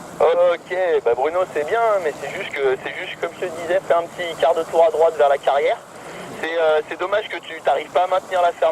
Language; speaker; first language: French; native; French